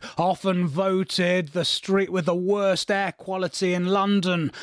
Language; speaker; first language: English; native; English